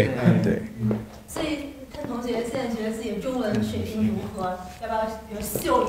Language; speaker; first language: Chinese; native; Chinese